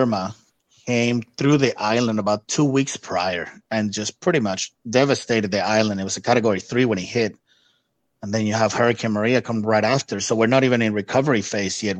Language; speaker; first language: English; non-native, fluent; Spanish